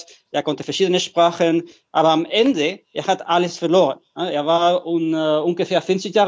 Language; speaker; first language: German; non-native, fluent; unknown